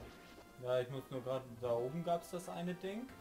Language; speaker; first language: German; native; German